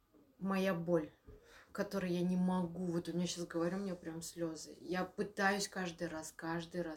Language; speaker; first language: Russian; native; Russian